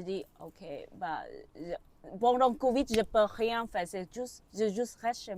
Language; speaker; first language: French; non-native, learner; Vietnamese